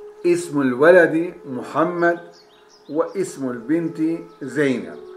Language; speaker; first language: Arabic; non-native, fluent; Turkish